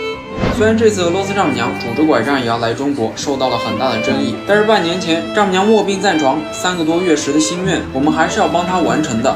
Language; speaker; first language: Chinese; native; Chinese